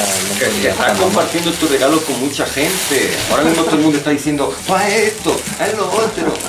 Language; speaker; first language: Spanish; native; Spanish